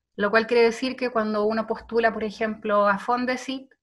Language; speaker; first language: Spanish; native; Spanish